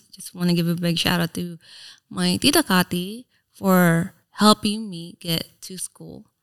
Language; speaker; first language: English; early bilingual, other home language; Filipino